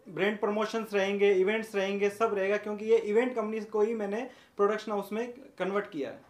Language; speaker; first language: Hindi; native; Hindi